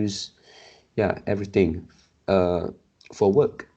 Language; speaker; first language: English; non-native, learner; Chinese